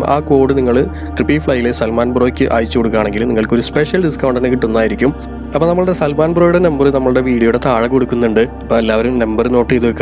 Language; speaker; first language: Malayalam; native; Malayalam